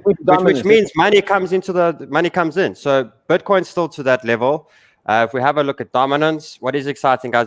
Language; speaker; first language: English; native; English